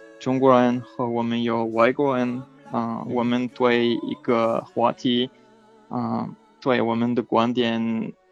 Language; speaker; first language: Chinese; non-native, learner; French